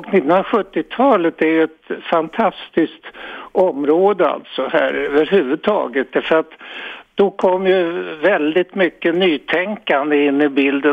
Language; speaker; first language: Swedish; native; Swedish